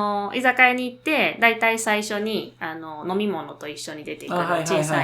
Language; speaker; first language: Japanese; native; Japanese